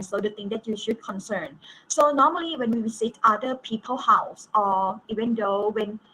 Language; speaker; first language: English; non-native, fluent; Thai